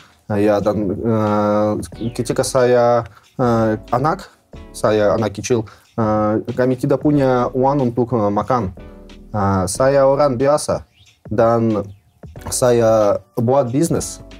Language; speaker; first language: Indonesian; non-native, learner; Russian